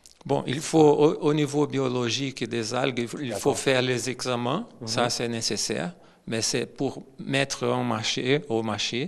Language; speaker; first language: French; non-native, fluent; Portuguese